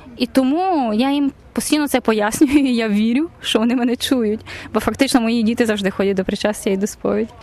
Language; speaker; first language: Ukrainian; native; Ukrainian